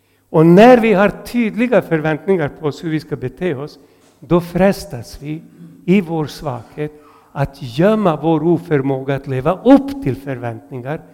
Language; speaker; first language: Swedish; non-native, fluent; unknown